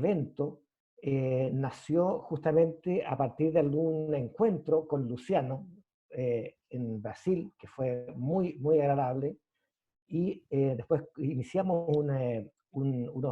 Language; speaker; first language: Spanish; native; Spanish